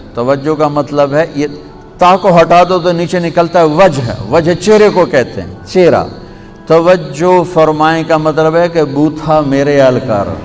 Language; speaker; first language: Urdu; non-native, local second language; Punjabi